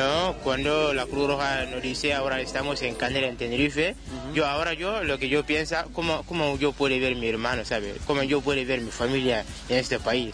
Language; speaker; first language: Spanish; non-native, learner; Wolof